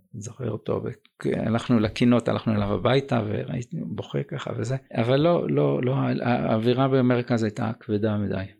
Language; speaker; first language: Hebrew; native; Hebrew